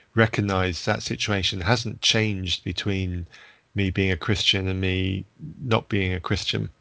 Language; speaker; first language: English; native; English